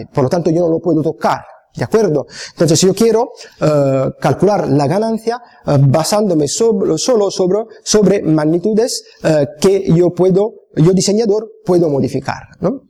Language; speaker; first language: Spanish; non-native, fluent; Italian